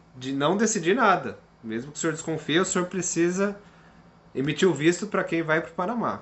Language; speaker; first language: Portuguese; native; Portuguese